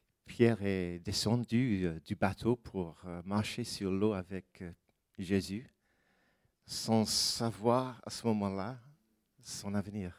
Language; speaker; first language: French; non-native, fluent; English